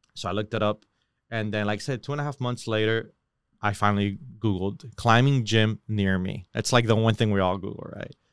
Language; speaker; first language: English; native; English